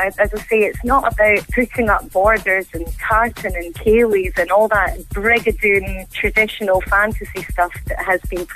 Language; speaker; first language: English; native; English